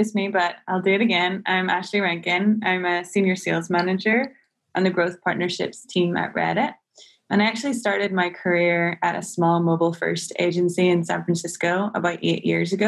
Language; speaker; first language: English; native; English